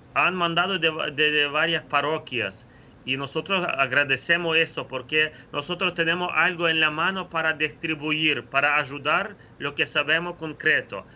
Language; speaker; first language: Spanish; non-native, fluent; Ukrainian